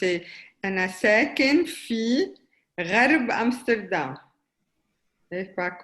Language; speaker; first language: Arabic; native; Arabic